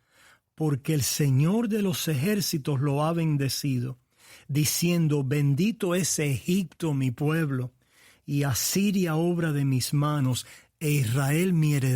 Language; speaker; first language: Spanish; native; Spanish